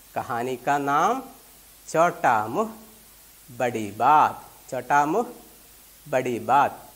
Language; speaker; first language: Urdu; non-native, local second language; Malayalam